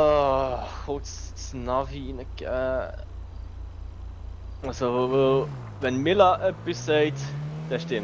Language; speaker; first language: German; native; German